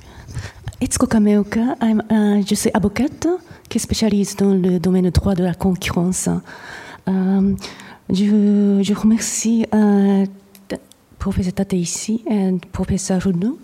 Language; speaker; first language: French; non-native, fluent; Japanese